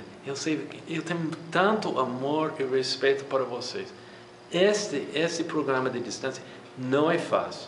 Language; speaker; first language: Portuguese; non-native, fluent; English